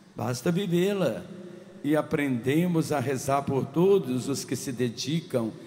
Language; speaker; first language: Portuguese; native; Portuguese